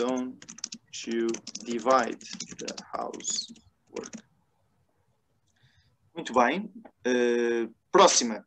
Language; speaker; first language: Portuguese; non-native, fluent; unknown